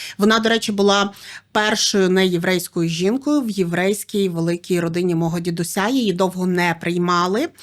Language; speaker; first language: Ukrainian; native; Ukrainian